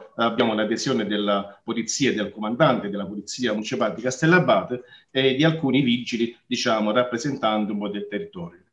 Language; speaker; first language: Italian; native; Italian